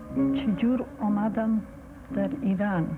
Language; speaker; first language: Persian; non-native, fluent; Polish